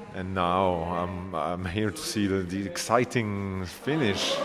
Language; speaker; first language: English; non-native, fluent; French